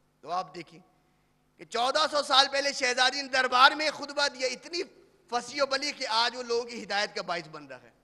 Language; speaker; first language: Urdu; native; Urdu